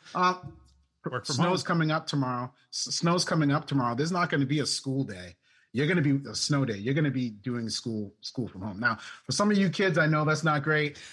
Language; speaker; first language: English; native; English